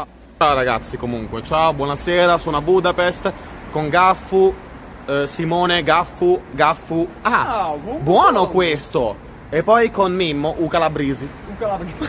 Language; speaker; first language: Italian; native; Italian